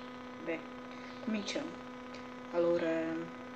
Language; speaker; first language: Italian; non-native, learner; Portuguese